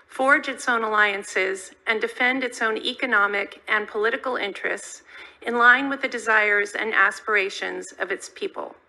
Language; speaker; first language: English; native; English